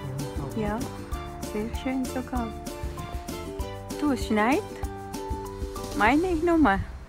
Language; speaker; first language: German; non-native, learner; Cebuano